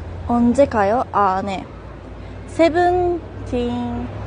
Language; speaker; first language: Korean; non-native, learner; Japanese